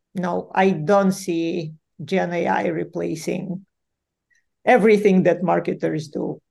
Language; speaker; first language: English; non-native, fluent; Ukrainian